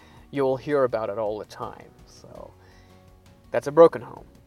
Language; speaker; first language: English; non-native, fluent; Persian